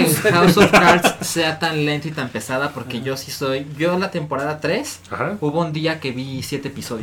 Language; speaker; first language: Spanish; native; Spanish